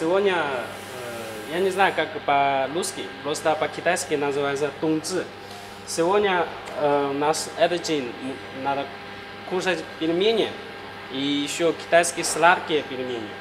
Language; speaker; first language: Russian; non-native, learner; Chinese